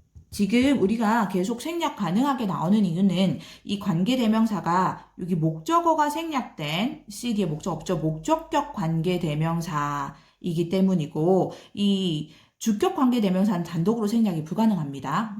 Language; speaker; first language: Korean; native; Korean